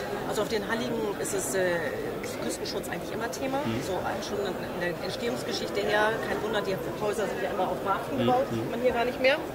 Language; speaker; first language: German; native; German